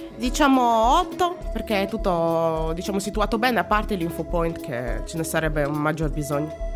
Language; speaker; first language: Italian; non-native, fluent; Russian